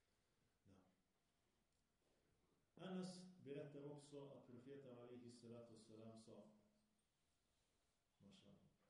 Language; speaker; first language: Swedish; early bilingual, other home language; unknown